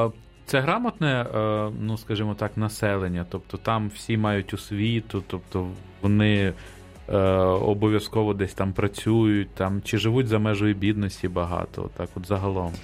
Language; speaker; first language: Ukrainian; native; Ukrainian